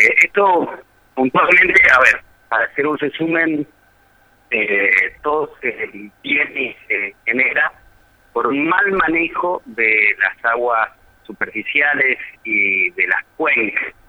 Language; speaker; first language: Spanish; native; Spanish